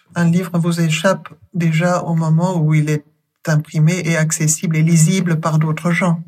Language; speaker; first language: French; non-native, fluent; German